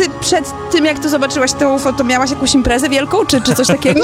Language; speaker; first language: Polish; native; Polish